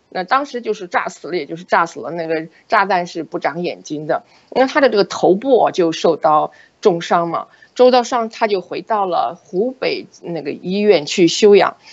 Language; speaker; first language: Chinese; native; Chinese